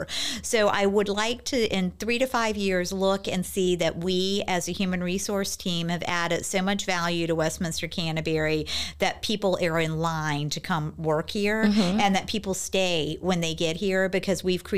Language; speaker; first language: English; native; English